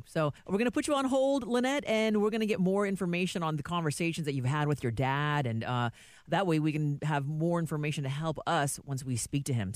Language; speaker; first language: English; native; English